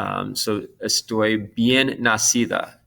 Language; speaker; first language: Spanish; non-native, fluent; English